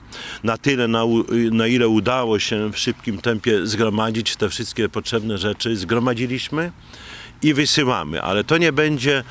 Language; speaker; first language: Polish; native; Polish